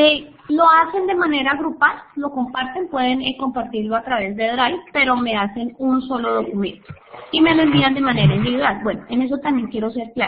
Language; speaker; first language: Spanish; native; Spanish